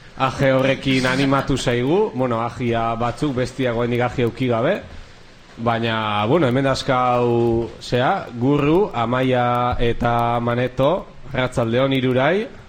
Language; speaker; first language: Basque; native; Basque